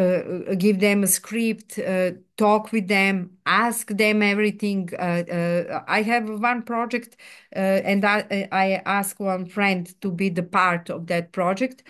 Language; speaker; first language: English; non-native, fluent; Serbian